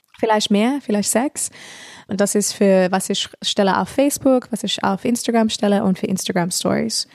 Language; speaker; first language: German; non-native, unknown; English